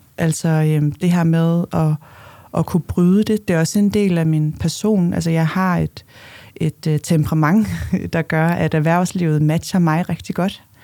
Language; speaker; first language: Danish; early bilingual, other home language; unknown